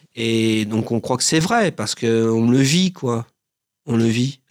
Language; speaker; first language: French; native; French